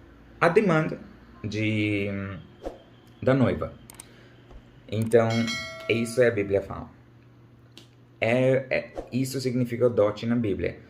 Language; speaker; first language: Portuguese; non-native, learner; Urdu